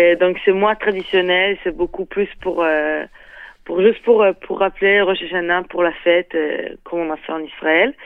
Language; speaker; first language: French; non-native, fluent; Hebrew